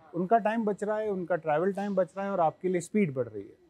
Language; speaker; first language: Hindi; native; Hindi